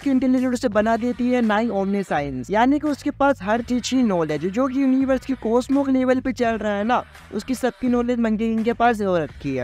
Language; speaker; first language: Hindi; native; Hindi